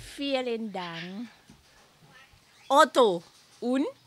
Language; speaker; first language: German; non-native, learner; Thai